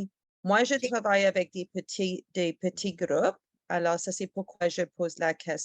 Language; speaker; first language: French; non-native, fluent; English